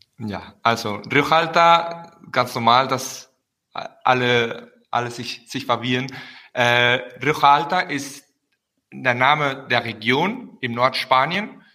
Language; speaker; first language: German; early bilingual, heritage; Spanish